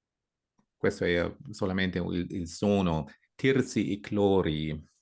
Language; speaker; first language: Italian; non-native, learner; German